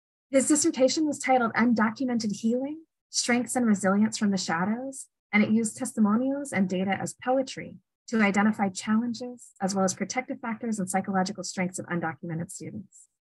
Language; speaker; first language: English; native; English